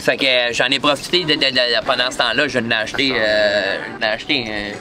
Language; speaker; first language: French; native; French